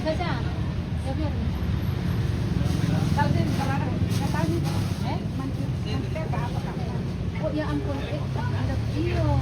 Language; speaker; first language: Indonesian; non-native, local second language; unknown